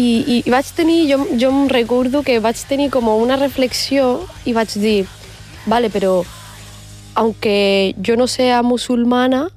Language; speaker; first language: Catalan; early bilingual, other home language; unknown